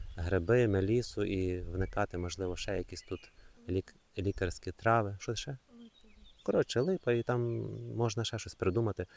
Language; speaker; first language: Ukrainian; native; Ukrainian